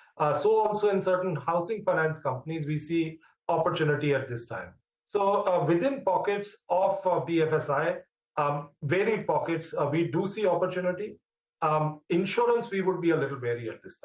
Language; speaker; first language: English; non-native, local second language; Hindi